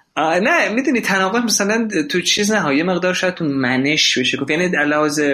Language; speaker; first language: Persian; native; Persian